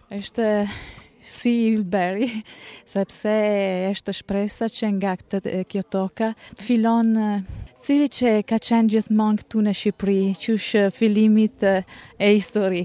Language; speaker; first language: Albanian; non-native, learner; Italian